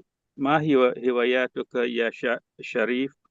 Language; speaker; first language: Arabic; non-native, learner; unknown